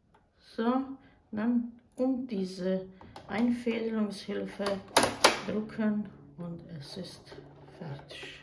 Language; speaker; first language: German; non-native, fluent; Croatian